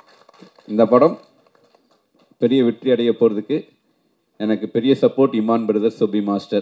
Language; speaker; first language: Tamil; native; Tamil